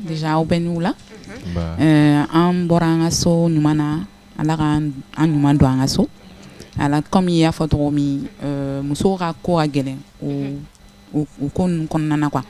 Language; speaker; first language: French; non-native, local second language; Bambara